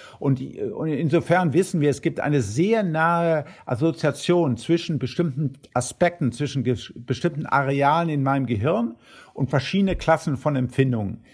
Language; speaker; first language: German; early bilingual, heritage; German